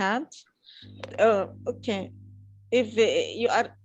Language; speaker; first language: English; non-native, fluent; Arabic